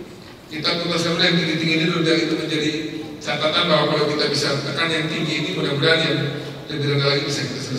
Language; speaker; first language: Indonesian; native; Indonesian